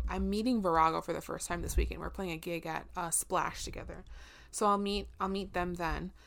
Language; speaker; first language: English; early bilingual, other home language; Spanish